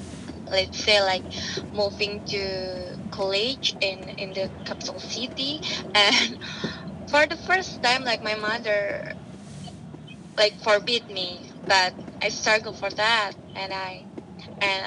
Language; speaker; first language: English; non-native, learner; Indonesian